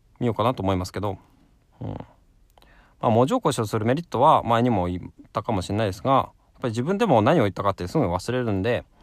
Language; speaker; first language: Japanese; native; Japanese